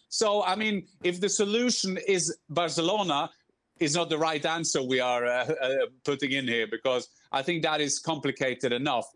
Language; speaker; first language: English; non-native, fluent; Norwegian